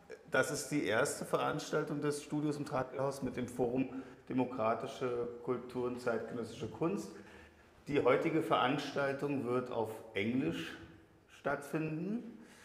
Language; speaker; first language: German; native; German